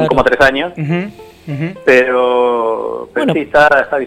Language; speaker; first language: Spanish; native; Spanish